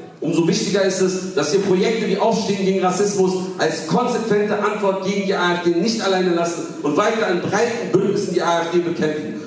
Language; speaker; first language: German; early bilingual, other home language; Kurdish